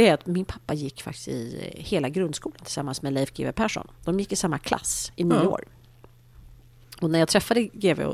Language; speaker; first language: Swedish; native; Swedish